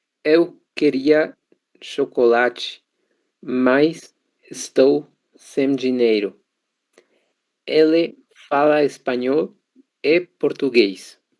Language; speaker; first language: Portuguese; non-native, learner; Spanish